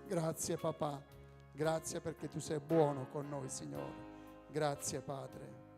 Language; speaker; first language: Italian; native; Italian